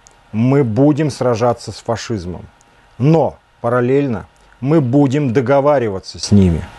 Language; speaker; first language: Russian; native; Russian